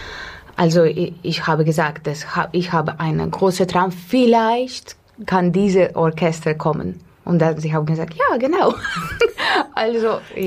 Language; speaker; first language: German; non-native, learner; Estonian